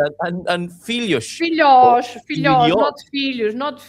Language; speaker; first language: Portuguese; non-native, learner; English